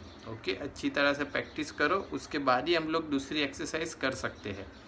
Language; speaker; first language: Hindi; native; Hindi